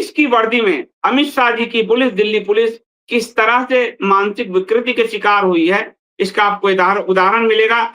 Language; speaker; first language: Hindi; native; Hindi